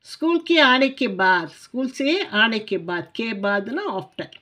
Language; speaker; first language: Hindi; non-native, local second language; Tamil